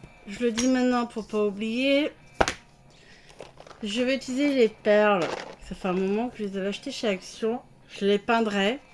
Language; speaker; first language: French; native; French